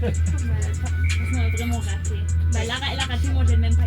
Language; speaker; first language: French; native; French